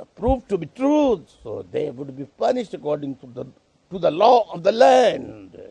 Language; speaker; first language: English; non-native, local second language; Urdu